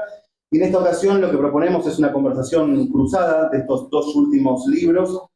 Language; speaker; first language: Spanish; native; Spanish